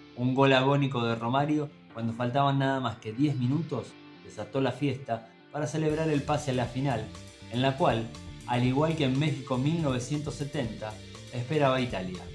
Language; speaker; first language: Spanish; native; Spanish